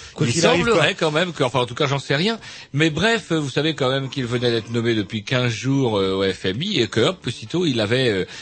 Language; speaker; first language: French; native; French